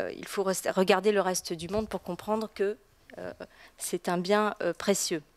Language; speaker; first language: French; native; French